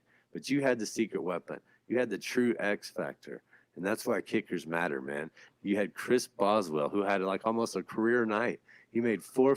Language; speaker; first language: English; native; English